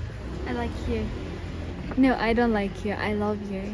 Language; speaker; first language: English; non-native, fluent; Arabic